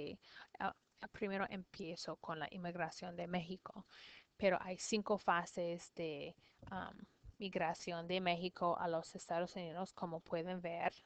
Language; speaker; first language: Spanish; non-native, learner; English